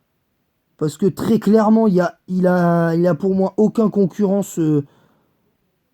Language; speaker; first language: French; native; French